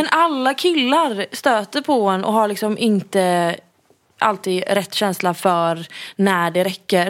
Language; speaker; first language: Swedish; native; Swedish